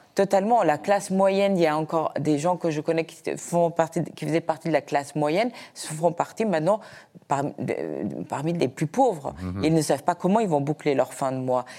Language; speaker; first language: French; early bilingual, other home language; Persian